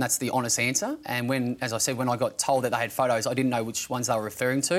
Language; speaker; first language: English; native; English